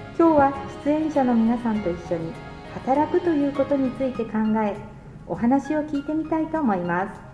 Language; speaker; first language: Japanese; native; Japanese